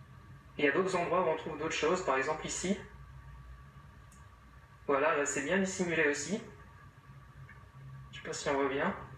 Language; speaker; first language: French; native; French